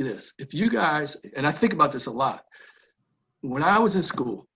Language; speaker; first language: English; native; English